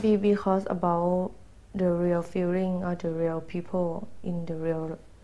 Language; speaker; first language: English; non-native, learner; Thai